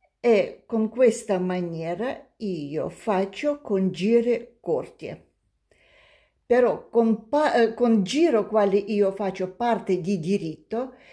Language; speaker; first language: Italian; non-native, learner; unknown